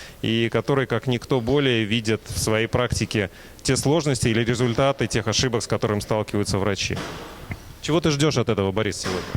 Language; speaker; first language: Russian; native; Russian